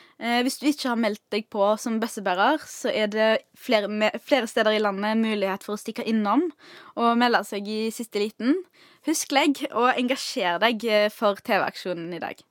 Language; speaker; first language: Norwegian; early bilingual, other home language; Arabic